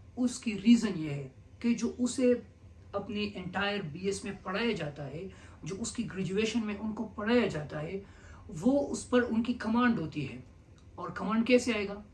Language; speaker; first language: Urdu; non-native, local second language; Pashto